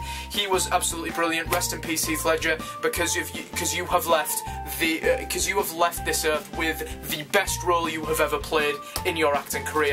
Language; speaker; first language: English; native; English